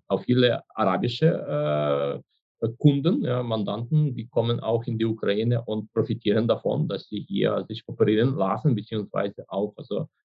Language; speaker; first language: German; non-native, fluent; Ukrainian